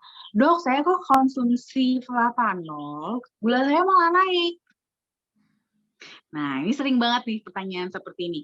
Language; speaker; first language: Indonesian; native; Indonesian